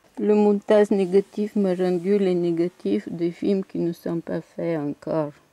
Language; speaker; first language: French; non-native, fluent; Bulgarian